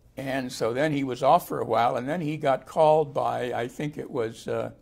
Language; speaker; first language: English; native; English